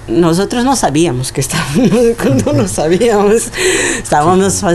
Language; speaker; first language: Spanish; non-native, learner; Portuguese